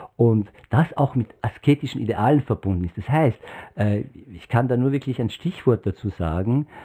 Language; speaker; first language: German; non-native, fluent; Persian